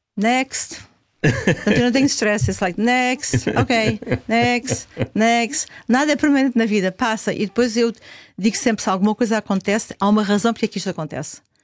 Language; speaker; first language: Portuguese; native; Portuguese